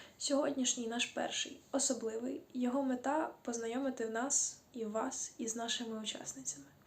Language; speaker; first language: Ukrainian; native; Ukrainian